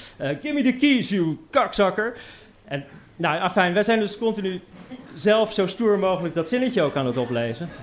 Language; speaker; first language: Dutch; native; Dutch